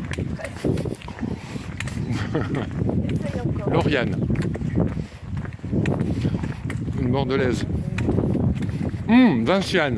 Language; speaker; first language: French; native; French